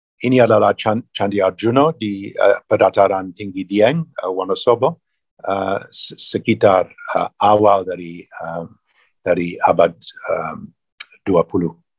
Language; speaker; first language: Indonesian; non-native, fluent; English